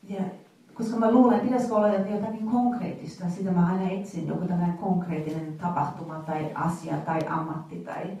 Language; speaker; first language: Finnish; non-native, fluent; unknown